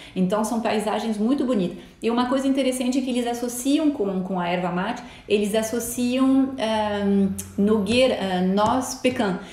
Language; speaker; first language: Portuguese; non-native, fluent; French